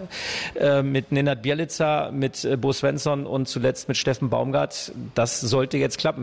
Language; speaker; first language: German; native; German